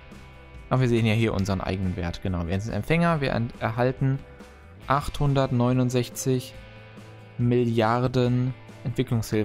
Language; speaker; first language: German; native; German